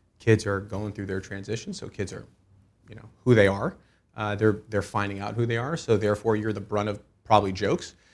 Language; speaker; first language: English; early bilingual, other home language; Persian